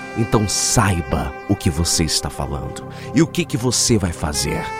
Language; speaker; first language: Portuguese; native; Portuguese